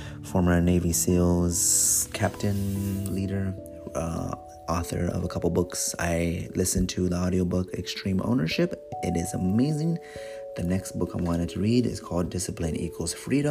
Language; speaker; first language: English; native; English